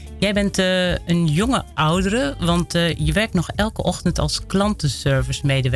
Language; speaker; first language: Dutch; native; Dutch